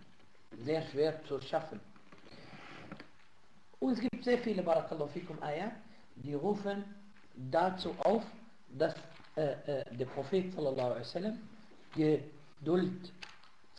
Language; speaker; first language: German; non-native, fluent; Arabic